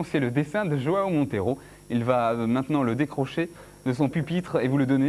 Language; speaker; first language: French; native; French